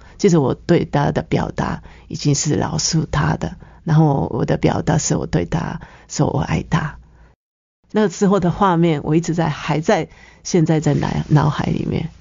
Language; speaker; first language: Chinese; non-native, fluent; Japanese